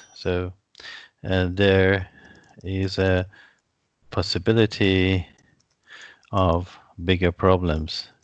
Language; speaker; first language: English; non-native, fluent; Persian